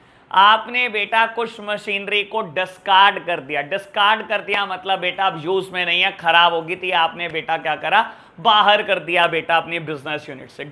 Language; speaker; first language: Hindi; native; Hindi